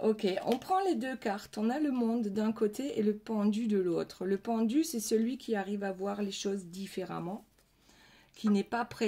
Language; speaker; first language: French; native; French